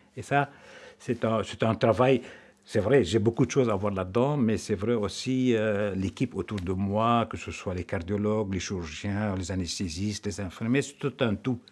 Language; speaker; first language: French; non-native, local second language; Arabic